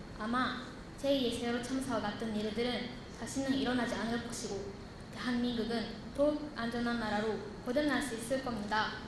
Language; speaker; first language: Korean; non-native, fluent; Japanese